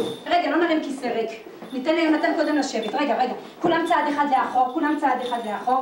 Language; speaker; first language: Hebrew; native; Hebrew